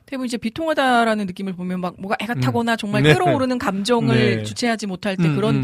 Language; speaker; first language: Korean; native; Korean